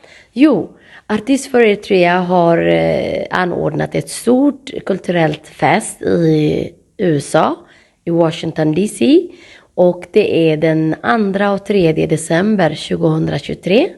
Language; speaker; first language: Swedish; non-native, fluent; Tigrinya